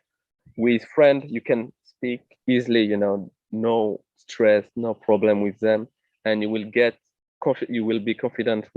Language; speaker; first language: English; non-native, fluent; French